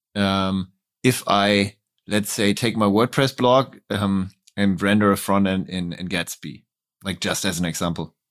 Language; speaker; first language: English; non-native, fluent; German